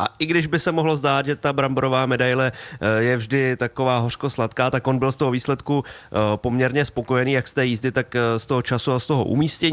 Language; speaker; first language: Czech; native; Czech